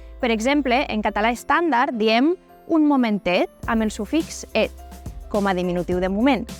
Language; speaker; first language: Catalan; native; Catalan